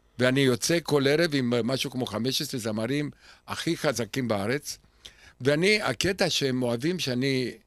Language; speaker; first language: Hebrew; non-native, fluent; Romanian